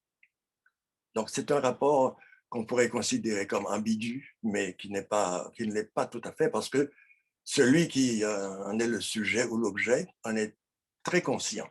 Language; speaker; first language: French; non-native, local second language; Haitian Creole